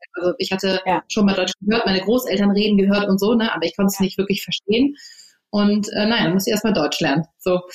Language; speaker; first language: German; early bilingual, other home language; English